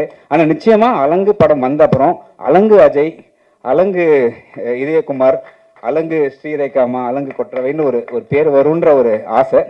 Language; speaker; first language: Tamil; native; Tamil